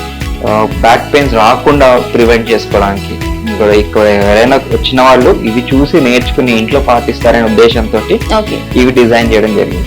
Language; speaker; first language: Telugu; native; Telugu